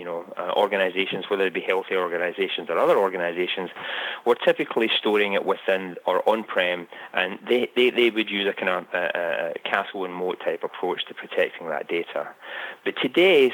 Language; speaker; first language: English; native; English